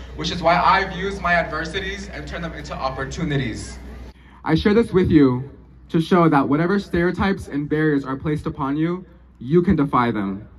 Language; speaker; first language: English; early bilingual, other home language; Spanish